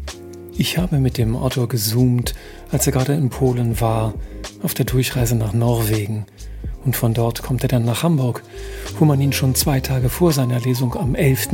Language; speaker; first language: German; native; German